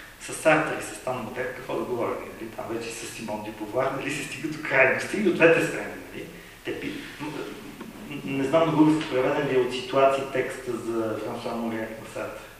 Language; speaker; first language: Bulgarian; native; Bulgarian